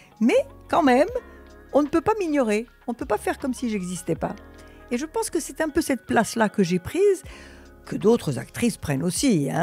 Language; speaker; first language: French; early bilingual, other home language; Russian